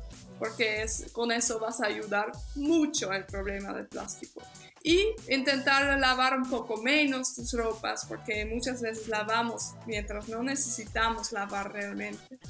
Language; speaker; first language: Spanish; non-native, fluent; Dutch